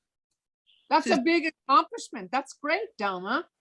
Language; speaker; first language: English; native; English